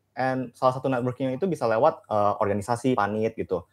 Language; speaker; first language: Indonesian; native; Indonesian